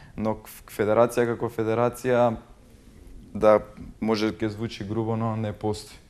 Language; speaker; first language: Macedonian; native; Macedonian